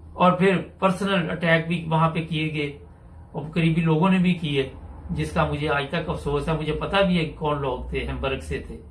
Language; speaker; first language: Urdu; non-native, local second language; Punjabi